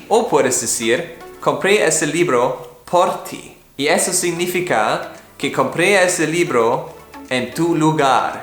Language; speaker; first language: Spanish; non-native, fluent; German